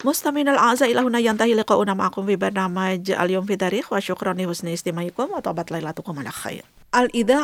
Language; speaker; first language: Arabic; non-native, fluent; Indonesian